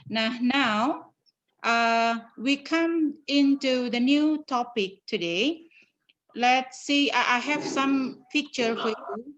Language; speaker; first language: English; non-native, fluent; Indonesian